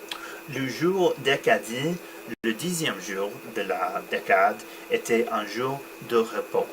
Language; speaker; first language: French; non-native, learner; English